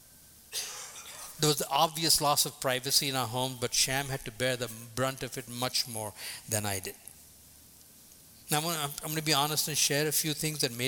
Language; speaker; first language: English; non-native, local second language; Tamil